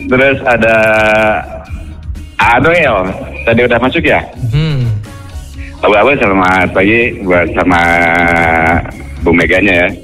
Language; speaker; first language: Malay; non-native, local second language; Sundanese